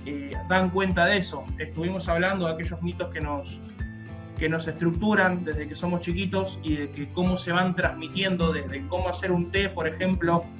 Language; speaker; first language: Spanish; native; Spanish